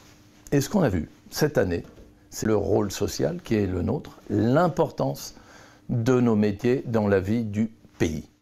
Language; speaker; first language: French; native; French